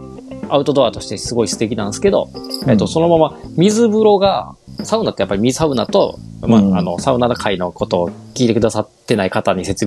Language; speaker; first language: Japanese; native; Japanese